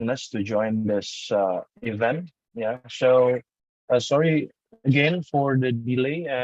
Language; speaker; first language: English; non-native, fluent; Indonesian